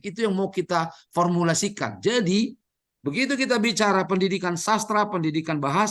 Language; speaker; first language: Indonesian; native; Indonesian